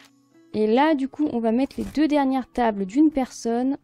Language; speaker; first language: French; native; French